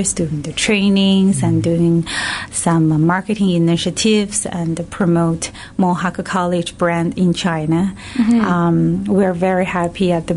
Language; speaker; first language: English; non-native, learner; Chinese